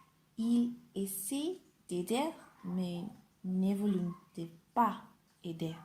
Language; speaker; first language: French; non-native, learner; Spanish